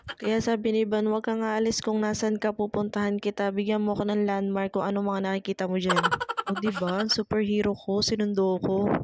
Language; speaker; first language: Filipino; native; Filipino